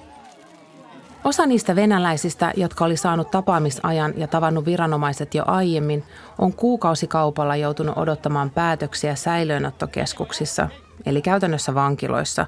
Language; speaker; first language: Finnish; native; Finnish